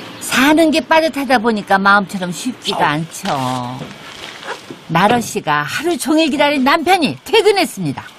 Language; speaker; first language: Korean; native; Korean